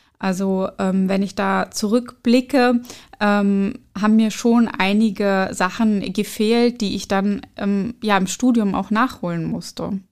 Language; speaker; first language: German; early bilingual, other home language; Arabic